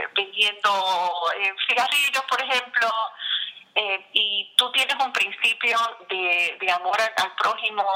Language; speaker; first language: Spanish; native; Spanish